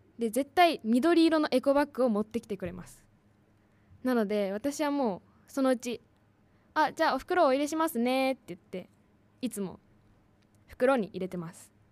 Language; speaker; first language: Japanese; native; Japanese